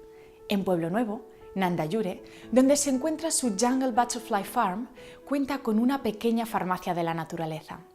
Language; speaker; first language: Spanish; native; Spanish